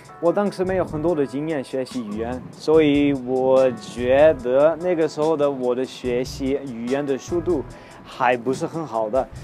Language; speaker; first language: Chinese; non-native, fluent; Dutch